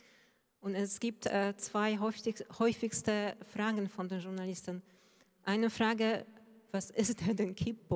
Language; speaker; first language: German; non-native, fluent; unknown